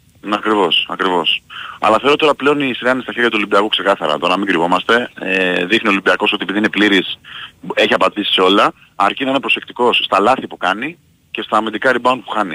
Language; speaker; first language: Greek; native; Greek